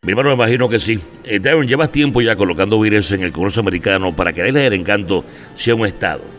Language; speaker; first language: Spanish; native; Spanish